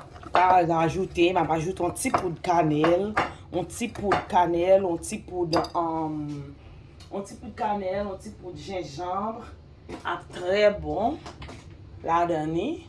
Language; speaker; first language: French; non-native, local second language; Haitian Creole